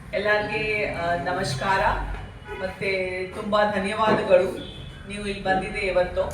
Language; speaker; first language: Kannada; non-native, learner; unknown